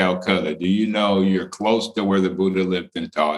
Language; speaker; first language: English; native; English